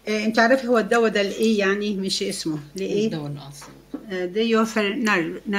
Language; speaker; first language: Swedish; non-native, fluent; Arabic